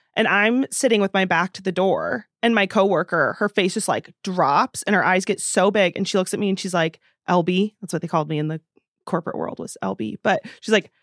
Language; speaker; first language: English; native; English